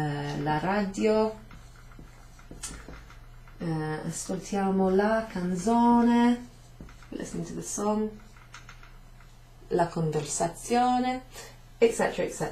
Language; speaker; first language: Italian; non-native, fluent; English